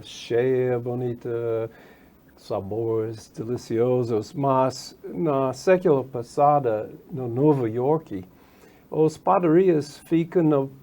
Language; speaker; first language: Portuguese; non-native, fluent; English